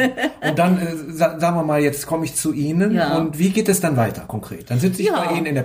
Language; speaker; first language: German; native; German